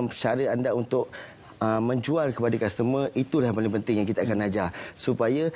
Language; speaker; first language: Malay; native; Malay